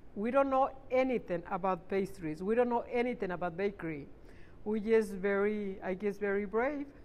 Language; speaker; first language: English; non-native, fluent; Spanish